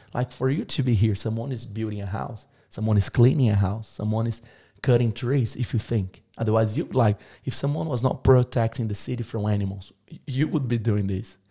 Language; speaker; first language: English; non-native, fluent; Portuguese